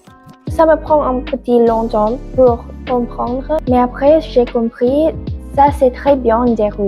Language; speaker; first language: French; non-native, learner; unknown